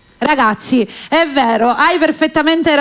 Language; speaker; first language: Italian; native; Italian